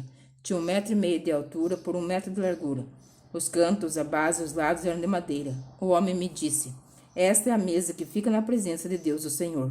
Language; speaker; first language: Portuguese; native; Portuguese